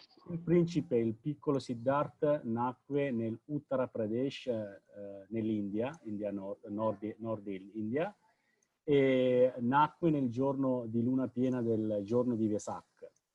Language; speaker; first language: Italian; non-native, fluent; Sinhala